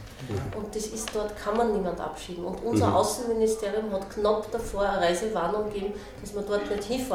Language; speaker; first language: German; native; German